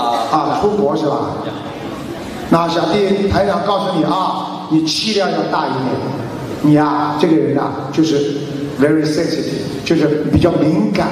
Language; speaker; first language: Chinese; native; Chinese